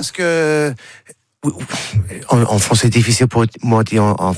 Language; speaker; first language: French; non-native, learner; English